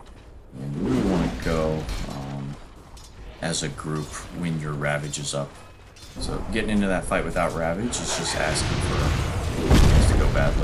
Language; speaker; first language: English; native; English